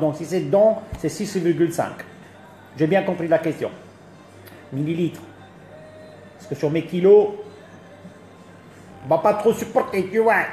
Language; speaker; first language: French; early bilingual, other home language; Italian